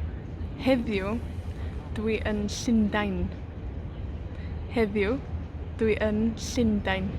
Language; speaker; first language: Welsh; non-native, fluent; Spanish